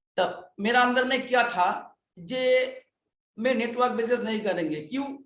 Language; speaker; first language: Hindi; non-native, local second language; Bangla